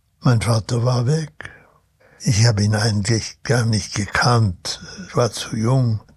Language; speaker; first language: German; early bilingual, heritage; German